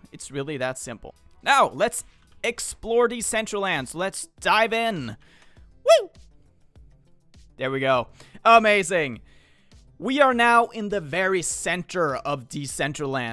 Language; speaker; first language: English; non-native, fluent; Swedish